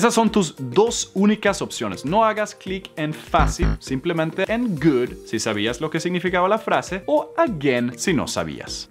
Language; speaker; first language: Spanish; non-native, fluent; Swedish